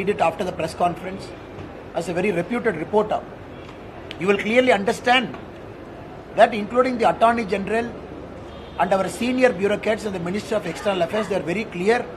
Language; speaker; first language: English; non-native, local second language; Tamil